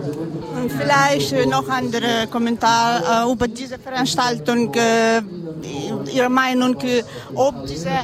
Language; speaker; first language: German; non-native, learner; Ukrainian